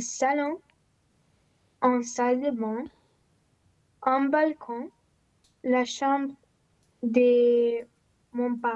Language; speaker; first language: French; non-native, learner; Romanian